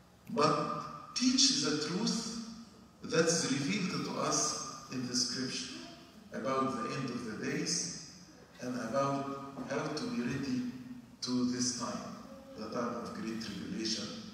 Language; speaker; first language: English; non-native, fluent; Arabic